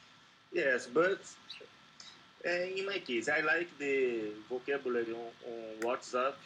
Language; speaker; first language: English; non-native, learner; Portuguese